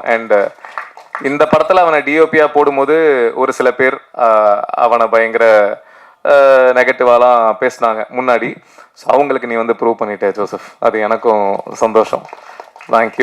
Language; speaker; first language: Tamil; native; Tamil